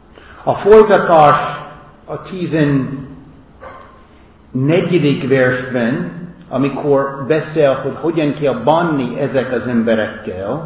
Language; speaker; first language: Hungarian; non-native, fluent; English